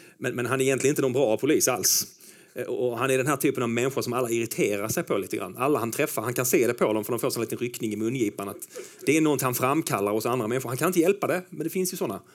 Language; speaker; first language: Swedish; native; Swedish